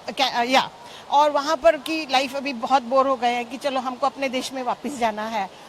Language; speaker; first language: Hindi; native; Hindi